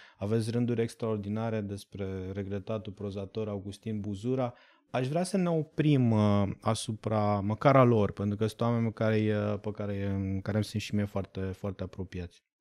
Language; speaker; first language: Romanian; native; Romanian